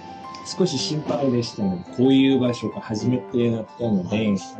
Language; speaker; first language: Japanese; non-native, learner; Korean